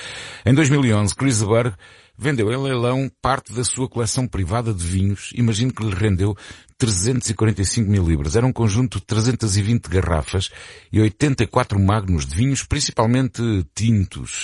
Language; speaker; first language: Portuguese; native; Portuguese